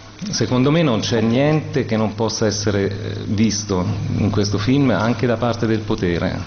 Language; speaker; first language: Italian; native; Italian